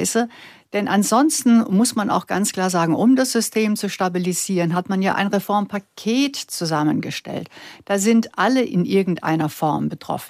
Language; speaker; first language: German; native; German